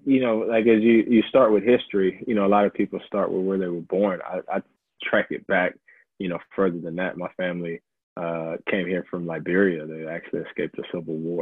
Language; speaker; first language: English; native; English